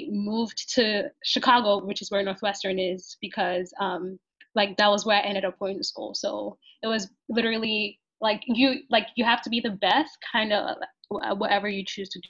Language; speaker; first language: English; non-native, local second language; Yoruba